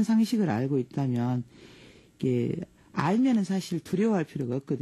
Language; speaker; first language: Korean; native; Korean